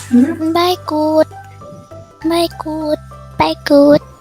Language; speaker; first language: English; non-native, learner; Thai